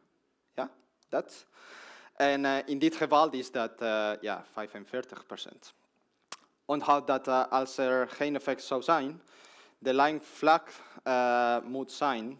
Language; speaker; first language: Dutch; non-native, learner; Spanish